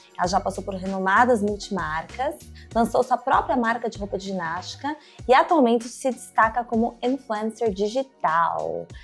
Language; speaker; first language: Portuguese; native; Portuguese